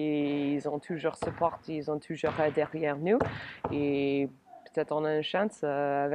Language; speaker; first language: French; non-native, learner; English